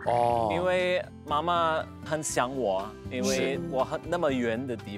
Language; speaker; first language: Chinese; non-native, fluent; German